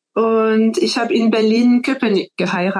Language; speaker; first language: German; non-native, fluent; French